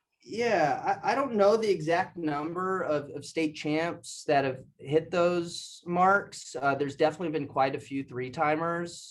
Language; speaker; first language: English; native; English